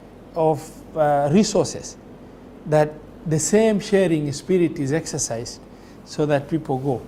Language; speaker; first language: English; non-native, local second language; Somali